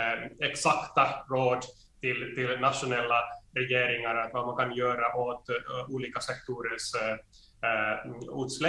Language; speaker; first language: Swedish; non-native, fluent; Finnish